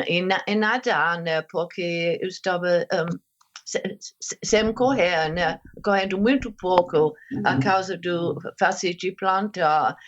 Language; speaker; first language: Portuguese; non-native, fluent; English